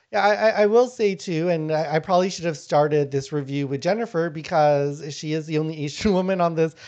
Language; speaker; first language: English; non-native, fluent; Lao